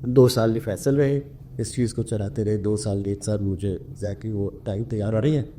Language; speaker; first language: Urdu; early bilingual, heritage; Urdu